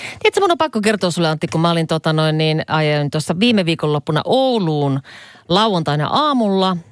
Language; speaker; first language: Finnish; native; Finnish